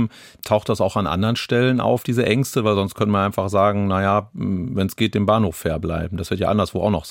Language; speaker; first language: German; native; German